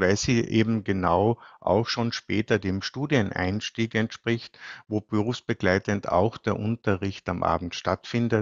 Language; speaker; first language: German; native; German